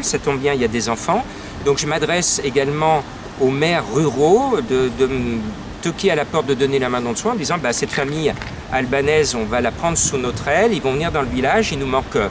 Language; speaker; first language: French; native; French